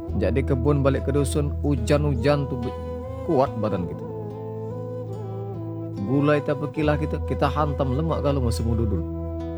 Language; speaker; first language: Indonesian; native; Indonesian